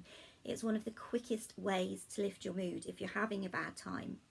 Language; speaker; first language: English; native; English